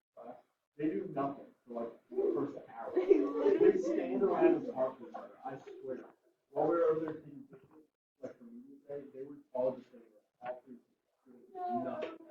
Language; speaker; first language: English; native; English